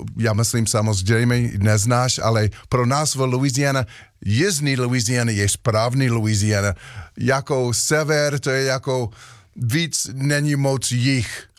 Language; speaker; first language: Czech; non-native, learner; English